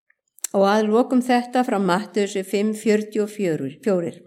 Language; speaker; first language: Icelandic; native; Icelandic